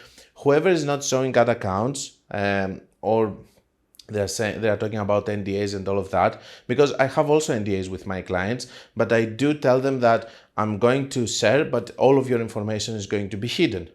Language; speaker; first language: English; non-native, fluent; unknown